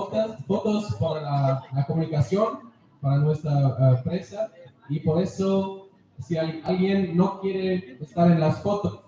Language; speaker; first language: Spanish; non-native, learner; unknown